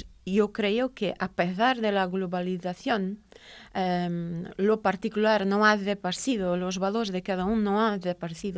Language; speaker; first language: Spanish; non-native, fluent; Portuguese